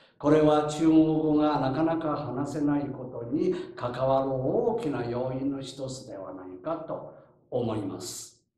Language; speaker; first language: Japanese; non-native, fluent; Chinese